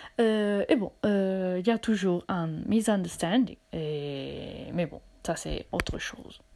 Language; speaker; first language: French; non-native, fluent; Italian